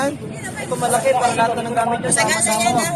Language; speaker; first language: Filipino; non-native, local second language; Cebuano